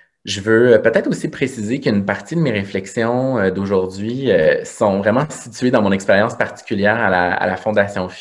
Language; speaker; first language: French; native; French